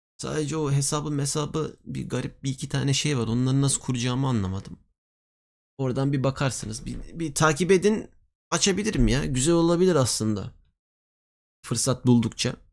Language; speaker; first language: Turkish; native; Turkish